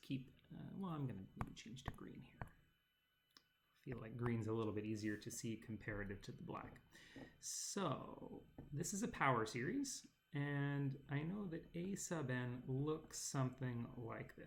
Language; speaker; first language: English; native; English